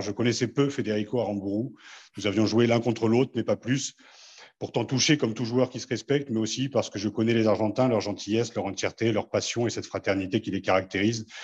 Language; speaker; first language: French; native; French